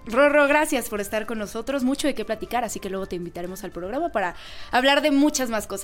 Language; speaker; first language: Spanish; native; Spanish